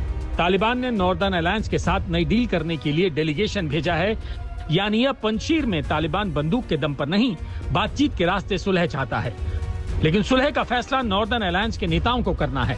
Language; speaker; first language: Hindi; native; Hindi